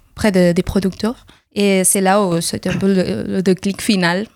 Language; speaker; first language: French; non-native, fluent; Spanish